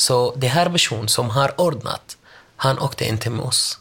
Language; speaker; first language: Swedish; non-native, learner; Arabic